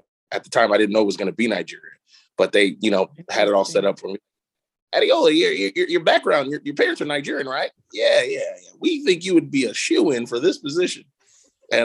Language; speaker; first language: English; native; English